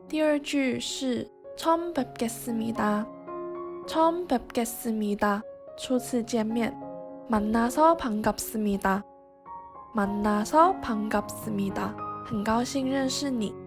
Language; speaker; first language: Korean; non-native, fluent; Chinese